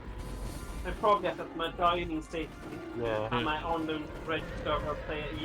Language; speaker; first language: Welsh; native; Welsh